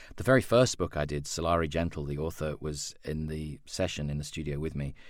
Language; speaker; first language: English; native; English